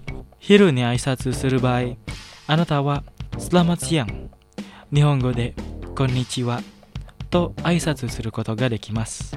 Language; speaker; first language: Japanese; non-native, fluent; Indonesian